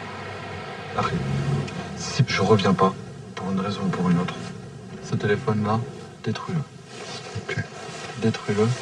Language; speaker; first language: French; native; French